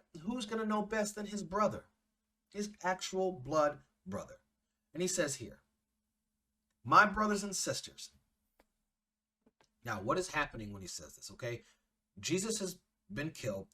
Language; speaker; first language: English; native; English